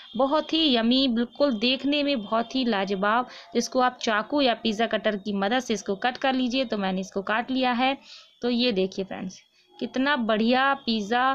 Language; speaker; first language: Hindi; native; Hindi